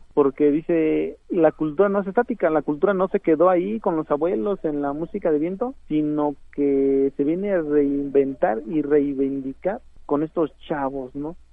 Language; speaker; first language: Spanish; non-native, local second language; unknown